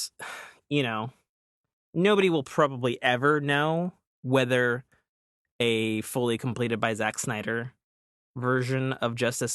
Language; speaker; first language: English; native; English